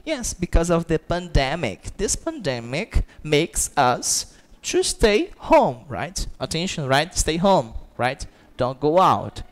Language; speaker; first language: English; non-native, fluent; Portuguese